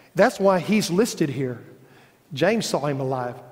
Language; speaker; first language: English; native; English